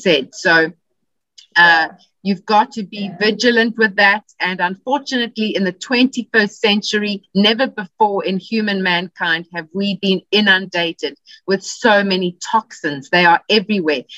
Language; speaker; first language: English; native; English